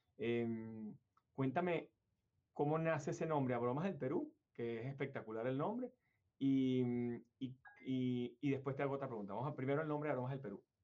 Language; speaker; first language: Spanish; native; Spanish